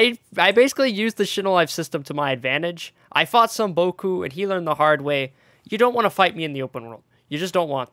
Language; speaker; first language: English; native; English